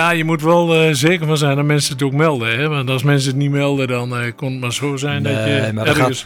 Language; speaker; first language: Dutch; native; Dutch